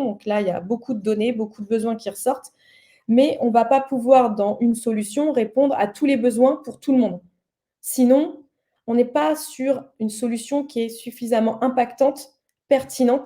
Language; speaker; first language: French; native; French